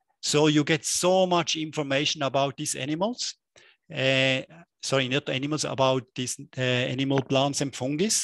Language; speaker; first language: English; non-native, fluent; German